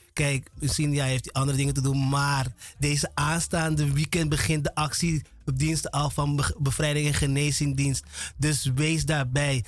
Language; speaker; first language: Dutch; native; Dutch